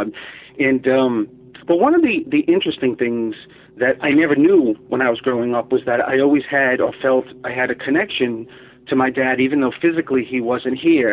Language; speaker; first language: English; native; English